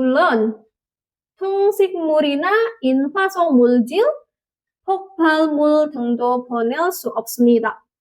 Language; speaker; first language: Korean; non-native, fluent; Indonesian